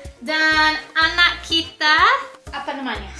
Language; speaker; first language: Indonesian; non-native, learner; English